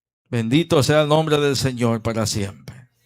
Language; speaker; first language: Spanish; native; Spanish